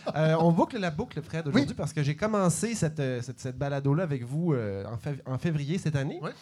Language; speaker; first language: French; native; French